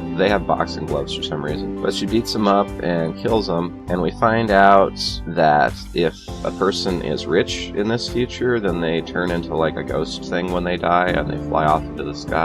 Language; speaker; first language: English; native; English